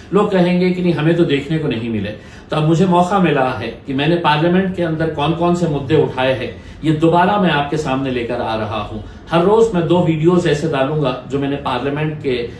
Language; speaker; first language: Urdu; native; Urdu